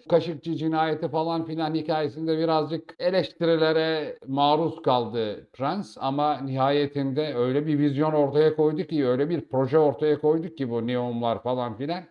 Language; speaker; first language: Turkish; native; Turkish